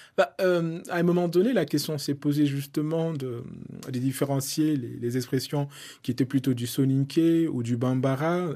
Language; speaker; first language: French; non-native, local second language; Soninke